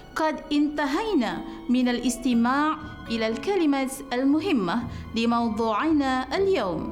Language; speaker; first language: Arabic; non-native, fluent; Malay